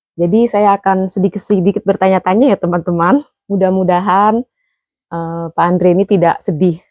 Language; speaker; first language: Indonesian; native; Indonesian